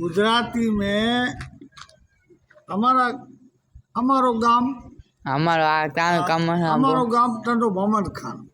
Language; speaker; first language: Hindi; non-native, local second language; Sindhi